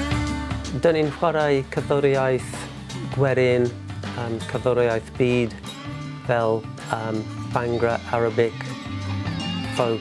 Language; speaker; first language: Welsh; non-native, learner; English